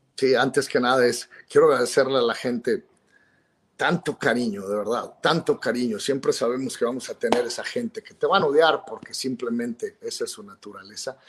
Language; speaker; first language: Spanish; native; Spanish